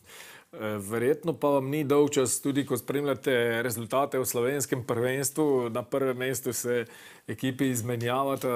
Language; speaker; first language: Slovenian; native; Slovenian